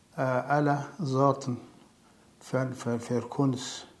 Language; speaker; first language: German; non-native, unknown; Arabic